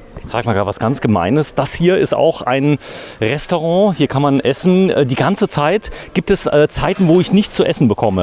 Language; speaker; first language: German; native; German